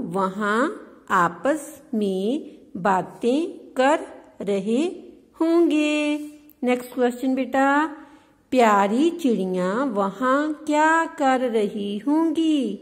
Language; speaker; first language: Hindi; non-native, local second language; Punjabi